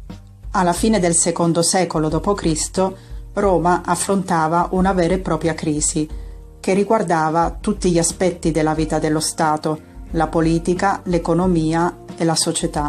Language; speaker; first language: Italian; native; Italian